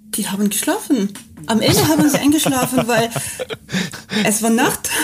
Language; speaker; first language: German; non-native, fluent; Russian